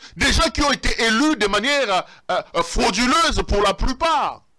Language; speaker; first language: French; non-native, local second language; Lingala